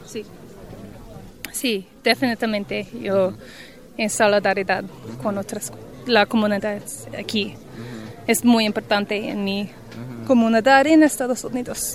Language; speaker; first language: Spanish; non-native, learner; English